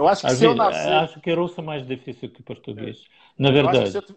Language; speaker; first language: Portuguese; non-native, learner; Russian